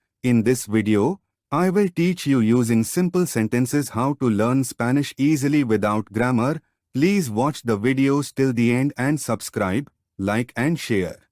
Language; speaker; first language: English; non-native, local second language; Telugu